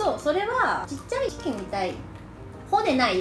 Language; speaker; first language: Japanese; non-native, learner; Chinese